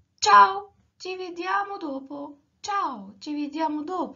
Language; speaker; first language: Italian; non-native, fluent; Arabic